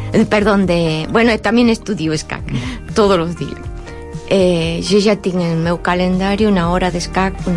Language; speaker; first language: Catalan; non-native, learner; Spanish